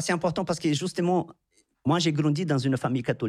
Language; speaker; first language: French; non-native, fluent; Portuguese